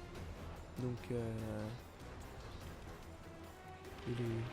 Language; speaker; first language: French; native; French